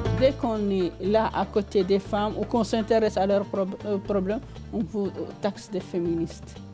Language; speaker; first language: French; non-native, local second language; Arabic